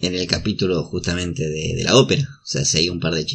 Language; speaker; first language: Spanish; native; Spanish